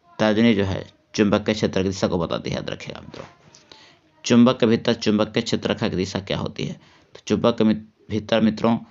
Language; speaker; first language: Hindi; native; Hindi